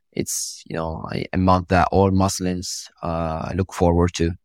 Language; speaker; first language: English; non-native, fluent; Italian